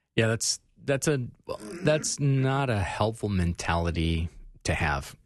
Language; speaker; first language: English; native; English